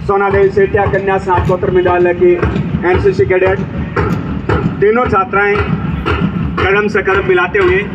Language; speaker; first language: Hindi; native; Hindi